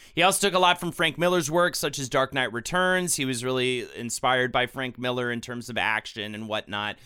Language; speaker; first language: English; native; English